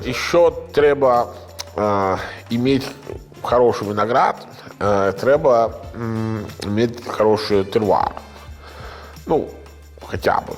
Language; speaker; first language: Ukrainian; non-native, learner; Italian